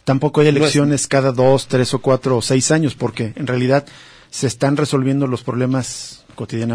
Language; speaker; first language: Spanish; native; Spanish